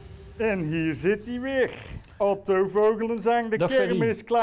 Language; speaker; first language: Dutch; native; Dutch